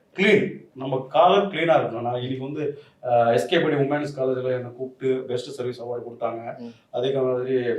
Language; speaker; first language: Tamil; non-native, local second language; Telugu